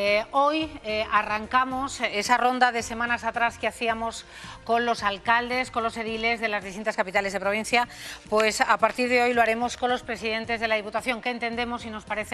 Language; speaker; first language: Spanish; native; Spanish